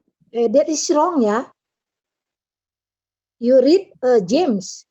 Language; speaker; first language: English; non-native, learner; Indonesian